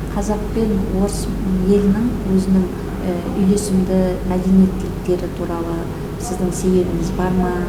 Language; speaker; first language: Kazakh; native; Kazakh